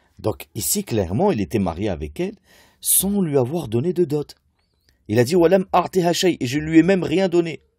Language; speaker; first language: French; native; French